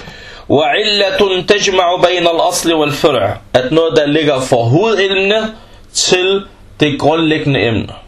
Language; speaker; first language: Danish; non-native, fluent; Arabic